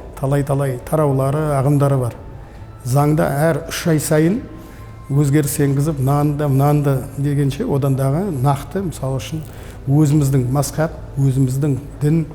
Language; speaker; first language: Kazakh; native; Kazakh